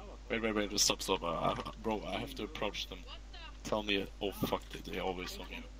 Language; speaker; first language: English; non-native, fluent; German